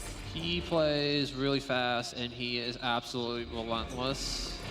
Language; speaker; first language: English; native; English